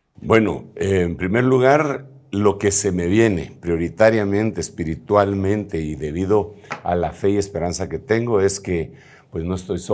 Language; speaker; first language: Spanish; native; Spanish